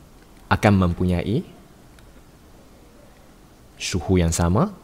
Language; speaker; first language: Malay; native; Malay